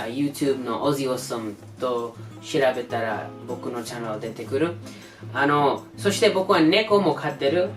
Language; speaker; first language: Japanese; non-native, learner; English